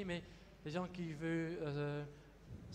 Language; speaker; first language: French; non-native, local second language; Dutch